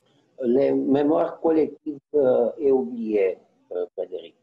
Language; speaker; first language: French; non-native, learner; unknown